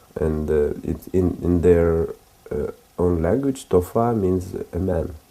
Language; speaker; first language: English; non-native, fluent; Lithuanian